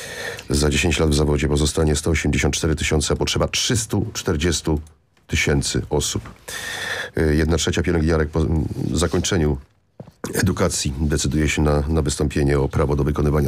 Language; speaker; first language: Polish; native; Polish